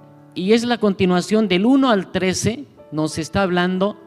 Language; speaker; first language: Spanish; native; Spanish